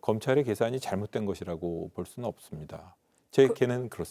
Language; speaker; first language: Korean; native; Korean